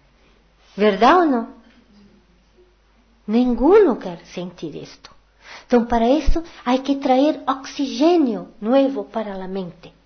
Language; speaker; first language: Portuguese; non-native, learner; Spanish